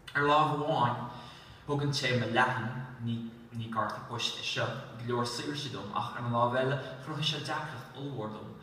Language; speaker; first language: Irish; non-native, fluent; Dutch